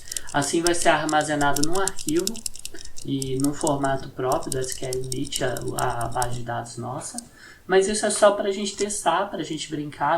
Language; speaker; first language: Portuguese; native; Portuguese